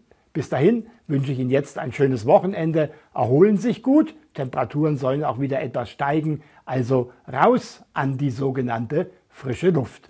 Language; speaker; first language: German; native; German